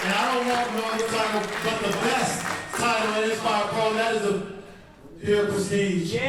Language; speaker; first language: English; native; English